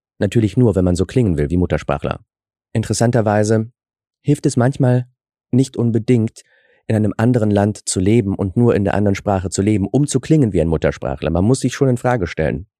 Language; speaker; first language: German; early bilingual, other home language; Russian